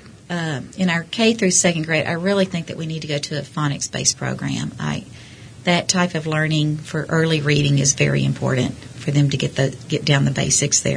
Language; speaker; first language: English; native; English